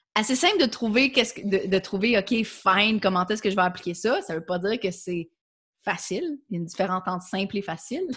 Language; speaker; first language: French; native; French